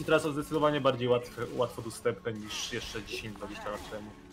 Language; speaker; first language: Polish; native; Polish